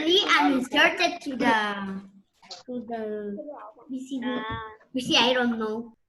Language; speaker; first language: English; non-native, learner; Spanish